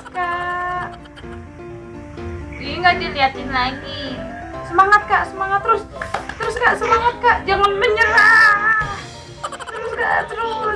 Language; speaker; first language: Indonesian; native; Indonesian